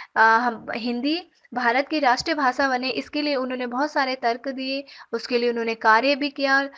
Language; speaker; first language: Hindi; native; Hindi